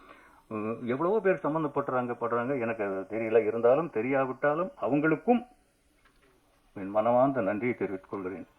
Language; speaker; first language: Tamil; native; Tamil